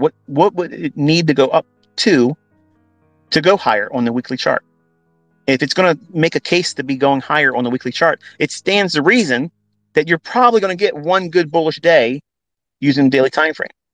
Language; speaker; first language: English; native; English